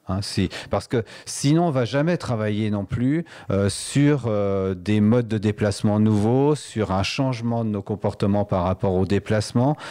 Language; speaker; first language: French; native; French